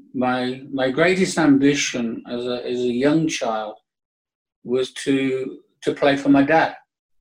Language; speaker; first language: English; native; English